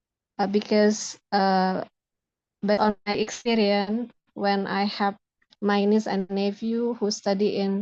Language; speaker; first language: English; non-native, local second language; Indonesian